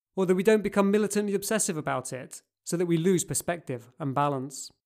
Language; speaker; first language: English; native; English